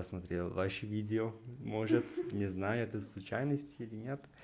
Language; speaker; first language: Russian; non-native, learner; Hungarian